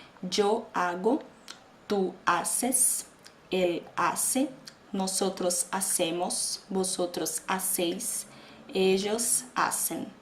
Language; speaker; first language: Spanish; non-native, fluent; Portuguese